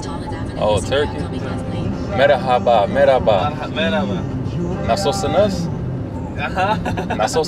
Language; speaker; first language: Turkish; non-native, learner; English